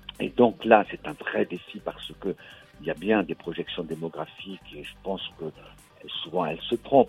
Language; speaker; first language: French; native; French